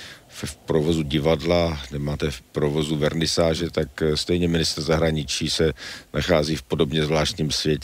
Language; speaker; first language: Czech; native; Czech